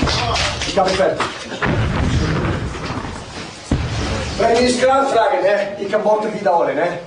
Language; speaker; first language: German; non-native, learner; Italian